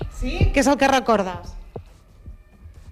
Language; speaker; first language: Catalan; native; Catalan